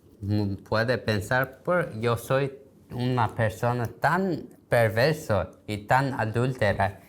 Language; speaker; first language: Spanish; non-native, learner; Korean